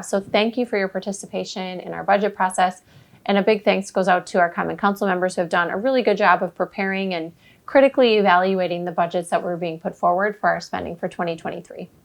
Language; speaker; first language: English; native; English